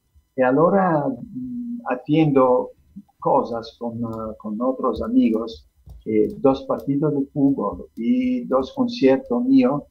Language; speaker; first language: Spanish; non-native, fluent; Italian